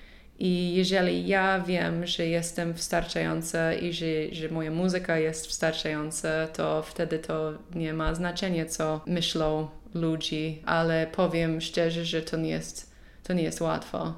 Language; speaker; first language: Polish; non-native, learner; English